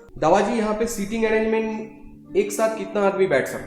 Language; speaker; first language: Hindi; non-native, local second language; Bangla